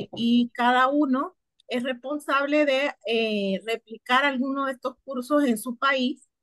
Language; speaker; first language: Spanish; native; Spanish